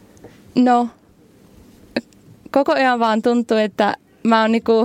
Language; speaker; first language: Finnish; non-native, learner; English